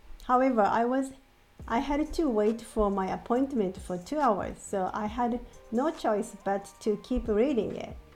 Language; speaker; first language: English; non-native, fluent; Japanese